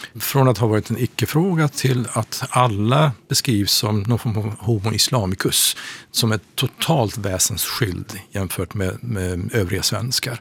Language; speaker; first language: Swedish; non-native, fluent; Persian